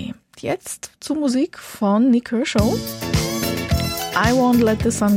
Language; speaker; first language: German; native; German